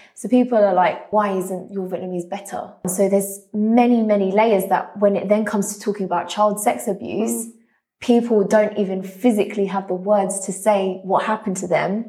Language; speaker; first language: English; early bilingual, other home language; Vietnamese